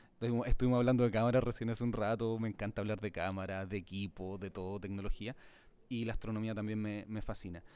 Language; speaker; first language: Spanish; native; Spanish